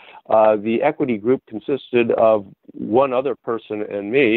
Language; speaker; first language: English; native; English